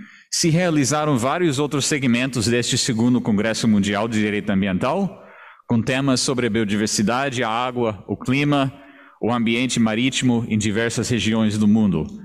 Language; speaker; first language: Portuguese; non-native, fluent; English